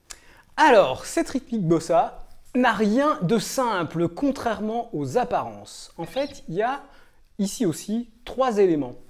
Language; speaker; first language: French; native; French